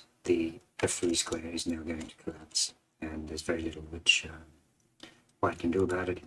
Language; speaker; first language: English; native; English